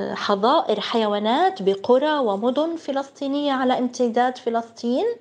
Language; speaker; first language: Arabic; native; Arabic